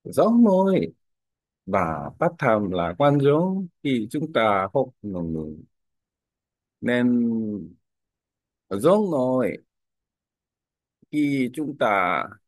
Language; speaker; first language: Vietnamese; non-native, learner; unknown